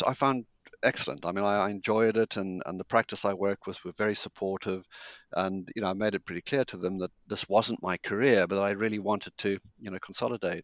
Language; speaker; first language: English; native; English